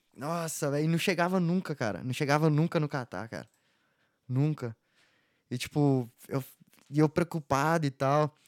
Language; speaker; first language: Portuguese; native; Portuguese